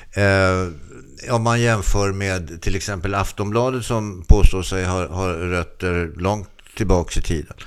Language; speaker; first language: Swedish; native; Swedish